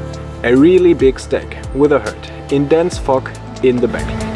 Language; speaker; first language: English; non-native, fluent; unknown